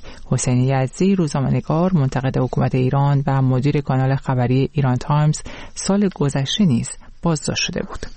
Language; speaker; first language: Persian; native; Persian